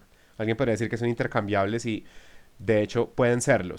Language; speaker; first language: Spanish; native; Spanish